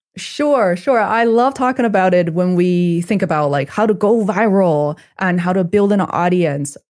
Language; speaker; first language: English; non-native, fluent; Chinese